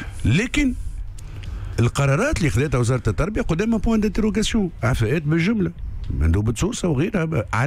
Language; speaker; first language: Arabic; native; Arabic